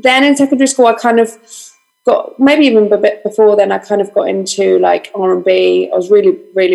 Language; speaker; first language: English; native; English